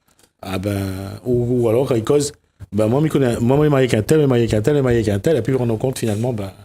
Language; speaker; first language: French; non-native, local second language; Réunion Creole French